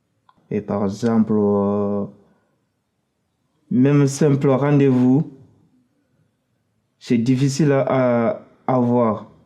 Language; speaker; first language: French; non-native, fluent; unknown